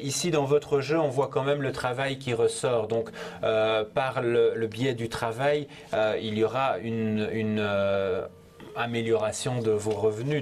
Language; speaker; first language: French; native; French